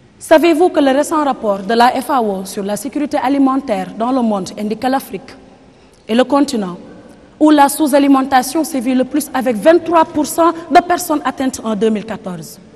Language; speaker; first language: French; non-native, local second language; Wolof